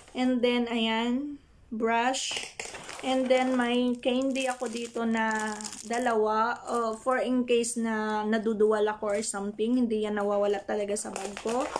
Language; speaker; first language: Filipino; non-native, local second language; Hiligaynon